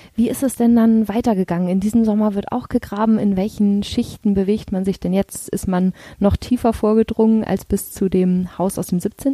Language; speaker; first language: German; native; German